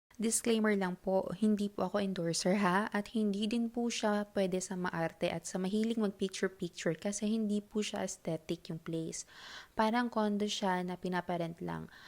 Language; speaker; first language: Filipino; native; Filipino